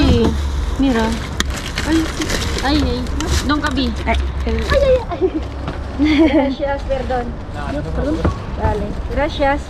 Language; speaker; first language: Spanish; non-native, learner; Filipino